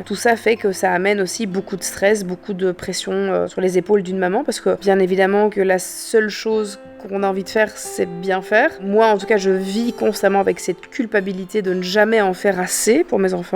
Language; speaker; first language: French; native; French